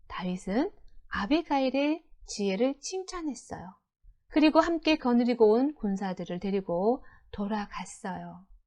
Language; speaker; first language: Korean; native; Korean